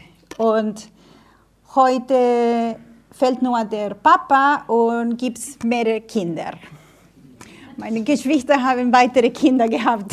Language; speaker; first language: German; non-native, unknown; Spanish